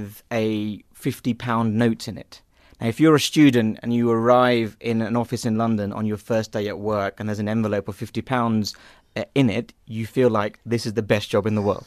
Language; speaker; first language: English; native; English